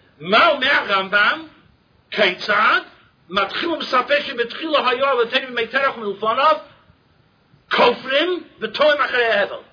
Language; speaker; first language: Hebrew; non-native, fluent; English